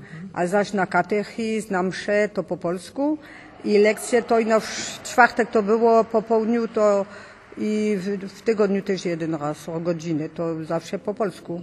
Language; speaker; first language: Polish; early bilingual, heritage; Polish